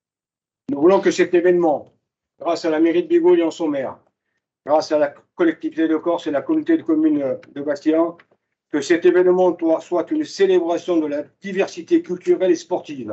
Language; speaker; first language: French; native; French